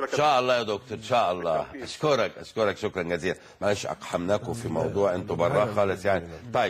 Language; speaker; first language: Arabic; native; Arabic